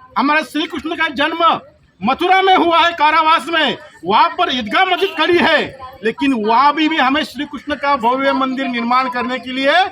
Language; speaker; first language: Hindi; non-native, local second language; Marathi